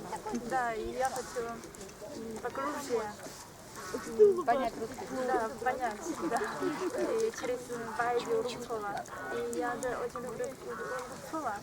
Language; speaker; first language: Russian; non-native, learner; Chinese